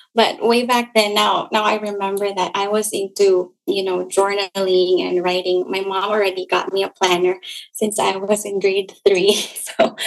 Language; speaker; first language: English; non-native, local second language; Cebuano